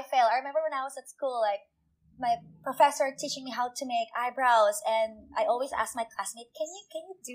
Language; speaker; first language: English; non-native, local second language; Filipino